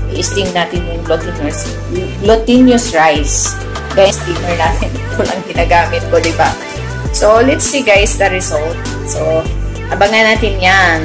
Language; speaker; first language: Filipino; non-native, local second language; Cebuano